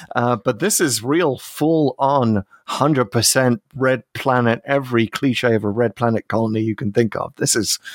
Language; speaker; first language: English; native; English